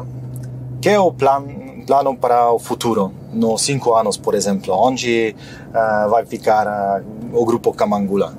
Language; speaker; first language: Portuguese; non-native, fluent; Polish